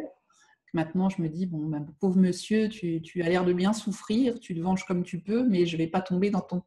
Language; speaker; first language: French; native; French